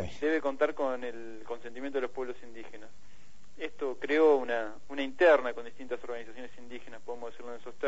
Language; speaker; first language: Spanish; native; Spanish